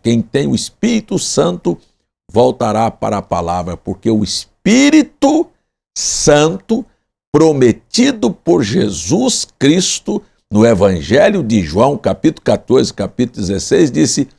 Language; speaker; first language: Portuguese; native; Portuguese